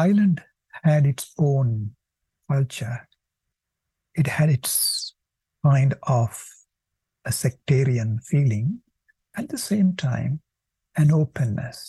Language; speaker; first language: English; non-native, local second language; Sinhala